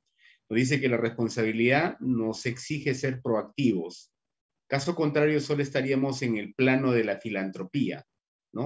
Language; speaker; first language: Spanish; native; Spanish